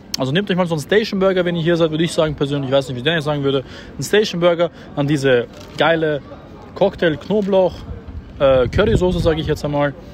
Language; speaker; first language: German; early bilingual, other home language; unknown